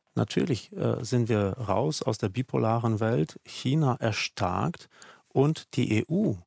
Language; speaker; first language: German; non-native, fluent; Czech